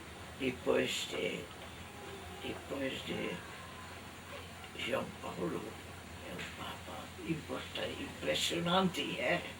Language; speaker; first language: Portuguese; non-native, fluent; Dutch